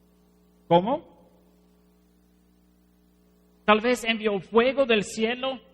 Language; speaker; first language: Spanish; non-native, fluent; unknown